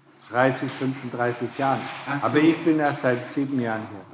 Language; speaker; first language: German; non-native, fluent; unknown